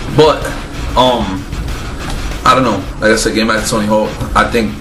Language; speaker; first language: English; native; English